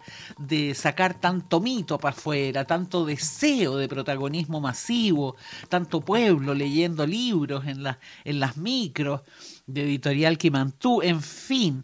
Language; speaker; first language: Spanish; native; Spanish